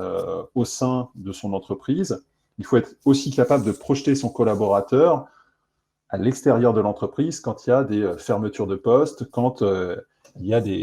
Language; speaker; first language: French; native; French